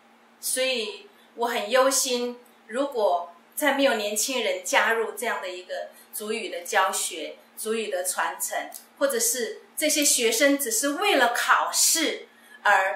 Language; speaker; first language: Chinese; non-native, local second language; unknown